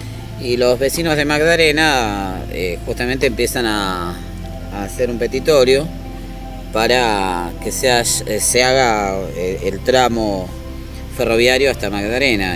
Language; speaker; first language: Spanish; native; Spanish